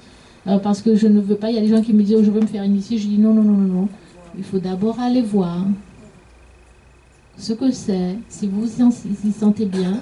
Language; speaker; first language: French; native; French